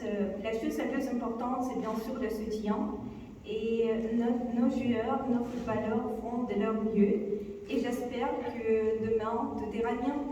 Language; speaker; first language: French; non-native, fluent; Ukrainian